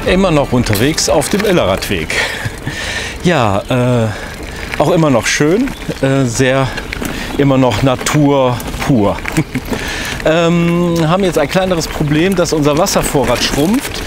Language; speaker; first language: German; native; German